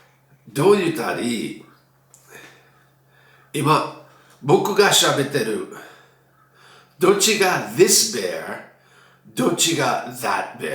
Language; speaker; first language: Japanese; non-native, fluent; English